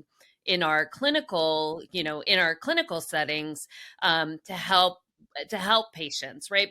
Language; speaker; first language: English; native; English